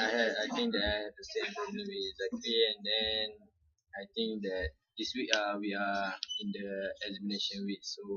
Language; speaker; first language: English; non-native, local second language; Malay